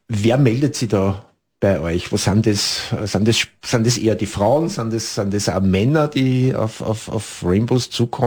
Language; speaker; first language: German; native; German